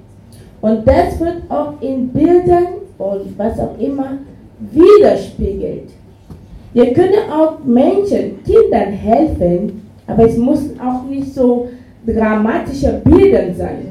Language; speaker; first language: German; non-native, fluent; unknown